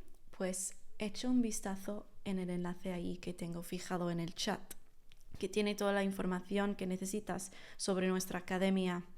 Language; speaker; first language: Spanish; non-native, fluent; English